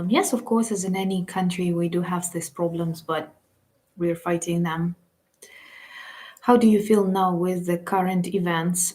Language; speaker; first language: English; non-native, fluent; Ukrainian